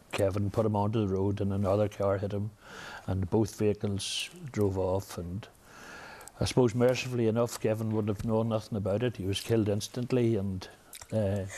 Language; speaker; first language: English; native; English